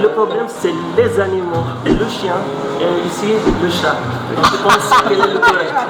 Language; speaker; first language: French; non-native, fluent; Filipino